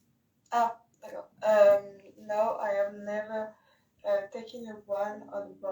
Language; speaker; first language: English; non-native, learner; French